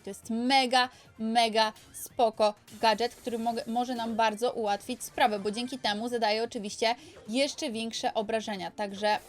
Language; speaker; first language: Polish; native; Polish